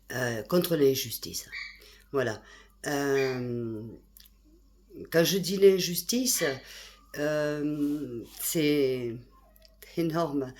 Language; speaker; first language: French; native; French